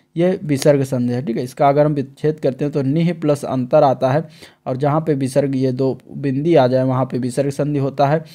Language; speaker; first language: Hindi; native; Hindi